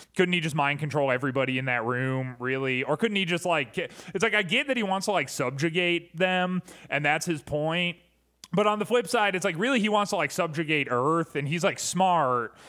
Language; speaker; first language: English; native; English